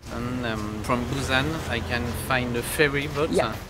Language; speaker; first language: English; non-native, learner; French